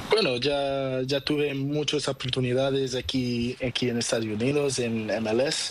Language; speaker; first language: Spanish; non-native, learner; Portuguese